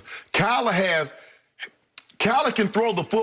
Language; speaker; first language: English; native; English